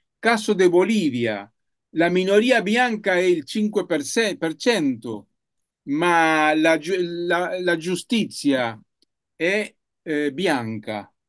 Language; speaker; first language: Italian; non-native, learner; Spanish